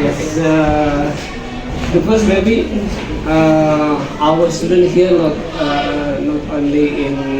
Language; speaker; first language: English; non-native, learner; Indonesian